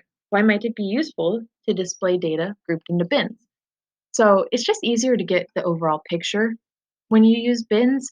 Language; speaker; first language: English; native; English